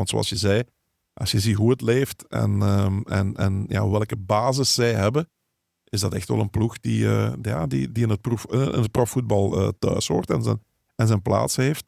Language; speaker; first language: Dutch; native; Dutch